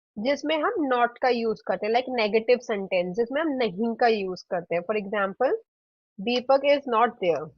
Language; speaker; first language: Hindi; native; Hindi